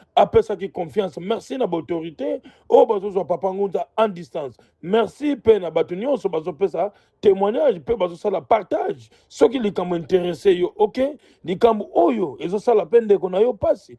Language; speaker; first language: Lingala; non-native, local second language; Kongo